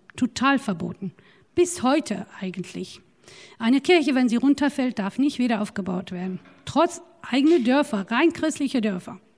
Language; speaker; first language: German; non-native, fluent; Turoyo